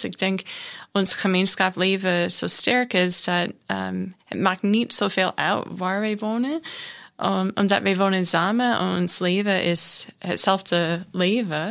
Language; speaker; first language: Dutch; non-native, learner; English